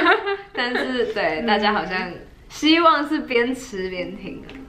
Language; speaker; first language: Chinese; early bilingual, heritage; Chinese